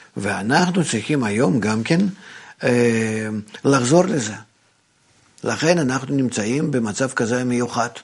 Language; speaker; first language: Hebrew; non-native, fluent; Russian